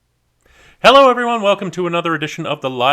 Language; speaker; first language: English; native; English